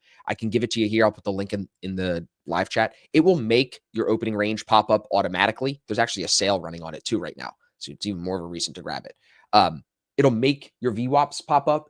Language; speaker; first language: English; native; English